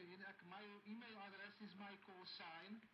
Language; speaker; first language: English; non-native, learner; Czech